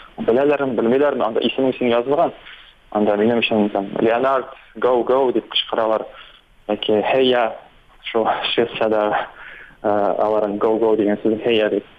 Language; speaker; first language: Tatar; native; Tatar